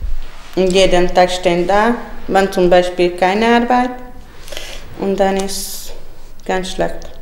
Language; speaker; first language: German; non-native, learner; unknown